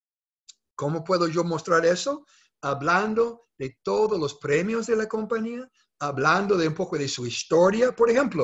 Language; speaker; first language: Spanish; non-native, fluent; English